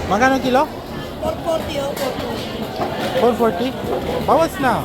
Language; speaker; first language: Filipino; non-native, learner; Bangla